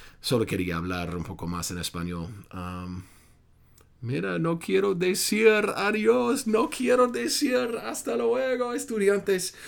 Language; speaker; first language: Spanish; non-native, fluent; English